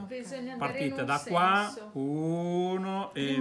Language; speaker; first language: Italian; native; Italian